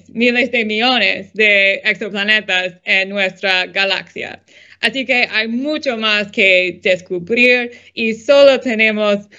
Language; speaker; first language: Spanish; non-native, fluent; English